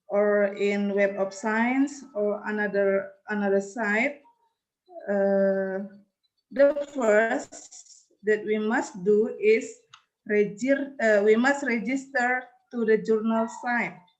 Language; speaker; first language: English; non-native, learner; Indonesian